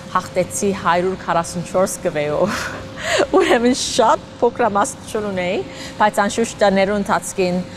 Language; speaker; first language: Armenian; early bilingual, heritage; Armenian